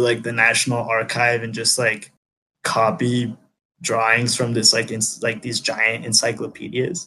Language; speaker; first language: English; early bilingual, other home language; Spanish